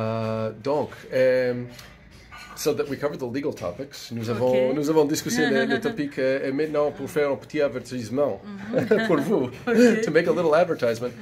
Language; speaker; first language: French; non-native, learner; English